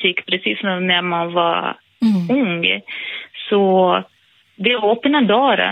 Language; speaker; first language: Swedish; non-native, fluent; Portuguese